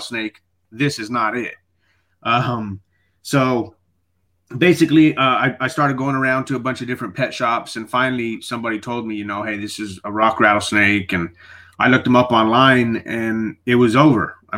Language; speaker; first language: English; native; English